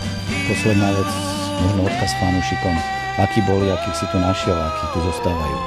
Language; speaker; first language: Slovak; native; Slovak